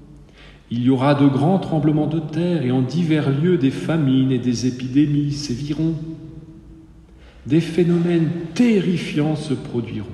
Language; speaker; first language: French; native; French